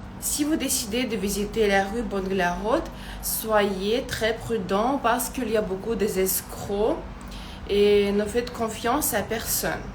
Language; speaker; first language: French; non-native, fluent; Russian